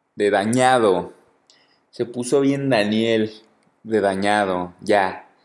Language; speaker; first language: Spanish; native; Spanish